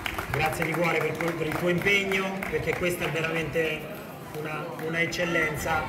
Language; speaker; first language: Italian; native; Italian